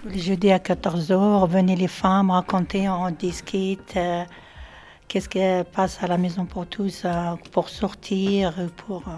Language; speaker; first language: French; non-native, learner; Arabic